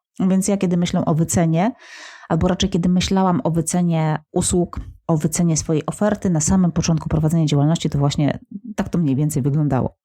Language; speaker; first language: Polish; native; Polish